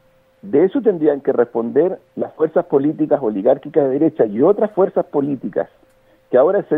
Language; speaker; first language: Spanish; native; Spanish